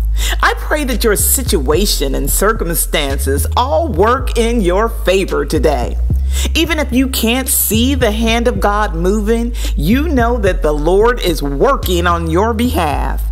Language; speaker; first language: English; native; English